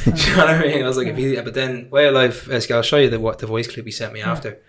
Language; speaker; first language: English; native; English